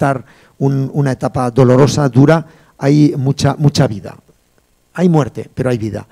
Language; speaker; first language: Spanish; native; Spanish